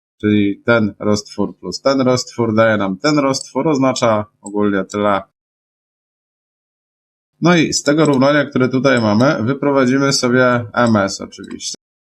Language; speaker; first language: Polish; native; Polish